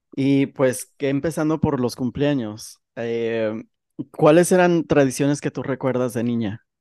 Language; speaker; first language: Spanish; early bilingual, heritage; Spanish